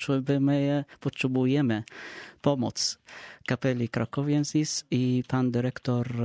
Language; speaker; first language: Polish; non-native, learner; Arabic